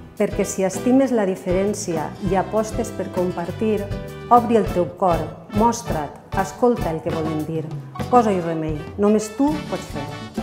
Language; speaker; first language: Catalan; non-native, fluent; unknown